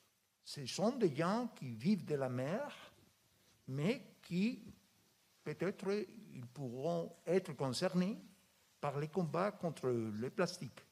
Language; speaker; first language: French; non-native, fluent; Spanish